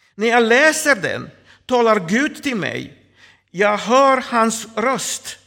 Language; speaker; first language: Swedish; non-native, fluent; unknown